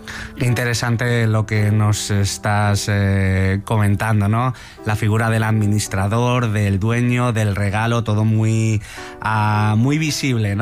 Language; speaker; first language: Spanish; native; Spanish